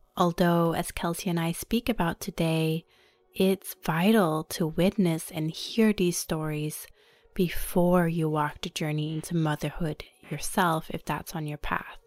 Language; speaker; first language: English; non-native, fluent; Danish